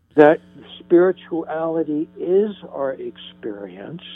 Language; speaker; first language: English; native; English